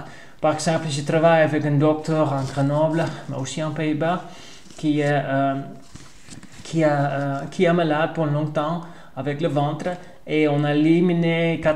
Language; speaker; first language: French; non-native, learner; Dutch